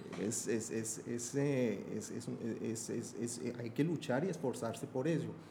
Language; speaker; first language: Spanish; native; Spanish